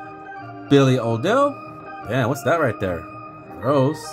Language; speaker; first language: English; native; English